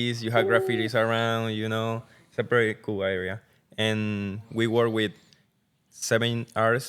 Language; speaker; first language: English; non-native, learner; Spanish